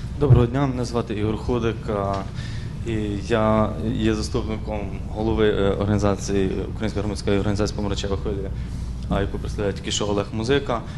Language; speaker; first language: Ukrainian; native; Ukrainian